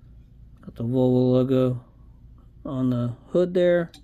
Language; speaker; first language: English; native; English